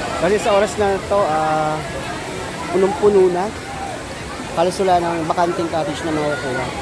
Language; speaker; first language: Filipino; native; Filipino